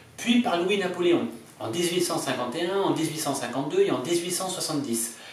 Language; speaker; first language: French; native; French